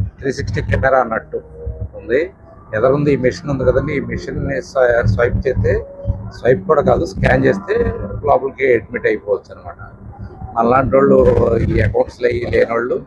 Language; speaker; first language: Telugu; native; Telugu